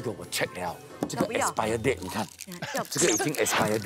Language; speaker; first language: Chinese; native; Chinese